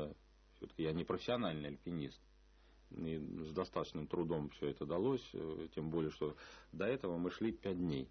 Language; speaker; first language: Russian; native; Russian